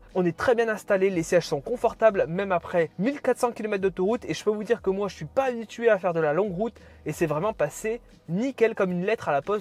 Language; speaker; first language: French; native; French